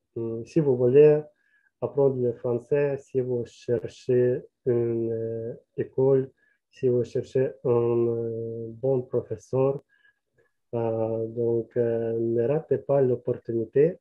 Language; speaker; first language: French; non-native, learner; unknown